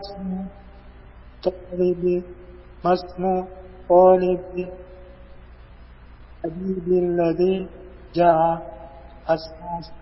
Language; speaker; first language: Arabic; non-native, learner; Indonesian